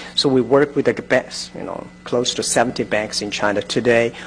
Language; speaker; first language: English; non-native, fluent; Chinese